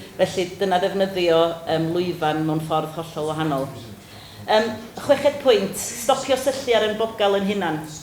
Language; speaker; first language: Welsh; native; Welsh